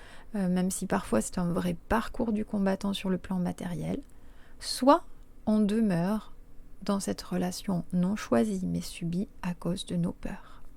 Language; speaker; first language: French; native; French